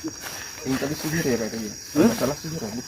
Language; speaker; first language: Indonesian; native; Indonesian